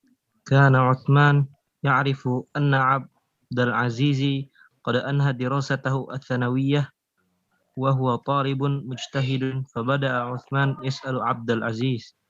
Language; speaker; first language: Arabic; non-native, learner; Indonesian